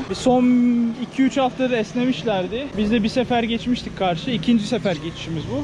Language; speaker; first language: Turkish; native; Turkish